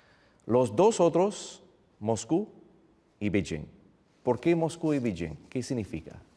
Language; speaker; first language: Spanish; non-native, fluent; English